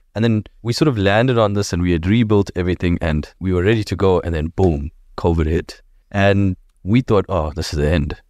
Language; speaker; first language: English; native; English